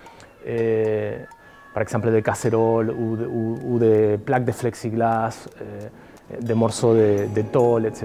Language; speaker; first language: French; non-native, fluent; Spanish